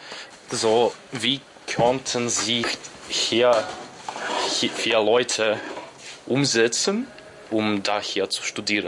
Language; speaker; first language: German; non-native, learner; Ukrainian